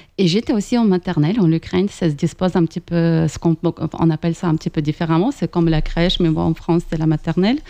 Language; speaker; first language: French; non-native, fluent; Ukrainian